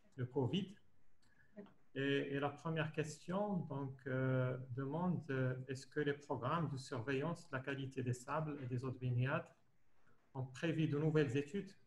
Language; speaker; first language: French; non-native, local second language; Arabic